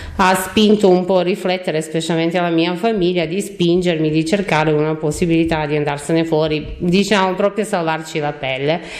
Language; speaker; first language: Italian; non-native, fluent; Croatian